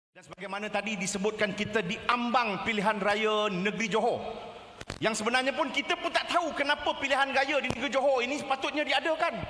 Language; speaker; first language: Malay; native; Malay